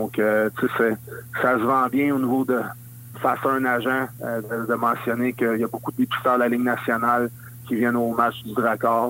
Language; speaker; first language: French; native; French